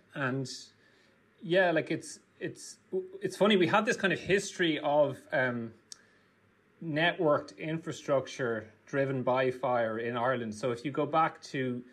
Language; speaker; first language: English; native; English